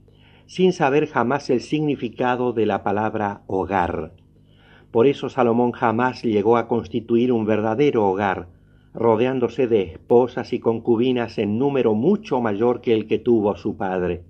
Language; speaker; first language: Spanish; native; Spanish